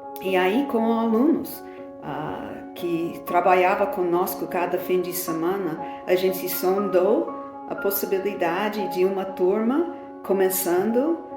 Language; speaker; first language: Portuguese; non-native, fluent; English